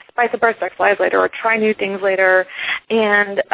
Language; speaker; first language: English; early bilingual, other home language; Icelandic